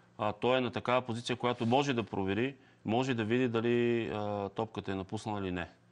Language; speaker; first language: Bulgarian; native; Bulgarian